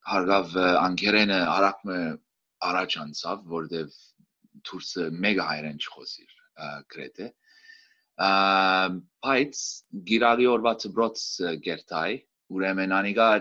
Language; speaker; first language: Armenian; early bilingual, heritage; Armenian